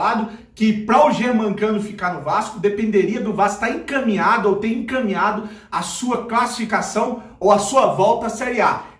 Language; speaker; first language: Portuguese; native; Portuguese